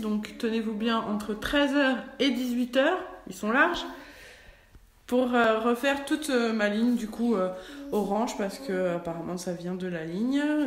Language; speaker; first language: French; native; French